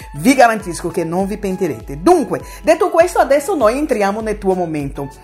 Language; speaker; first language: Italian; non-native, fluent; Portuguese